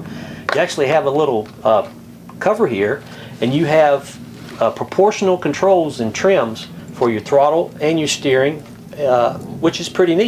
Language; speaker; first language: English; native; English